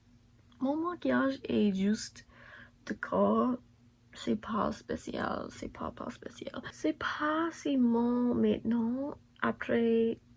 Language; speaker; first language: French; non-native, learner; English